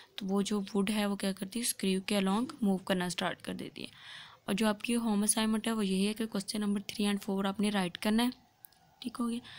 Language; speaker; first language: Urdu; non-native, local second language; Punjabi